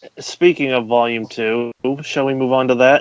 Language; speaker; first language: English; native; English